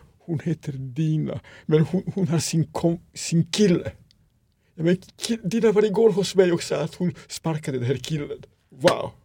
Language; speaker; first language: Swedish; non-native, fluent; Serbian